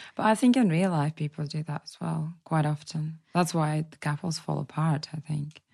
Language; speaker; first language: English; non-native, fluent; Russian